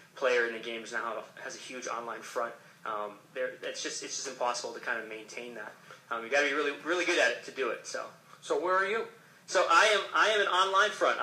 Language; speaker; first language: English; native; English